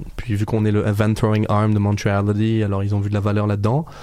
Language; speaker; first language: French; non-native, local second language; Arabic